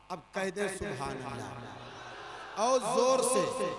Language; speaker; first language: Hindi; native; Hindi